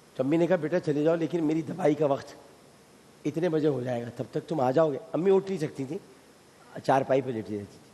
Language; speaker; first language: Urdu; native; Urdu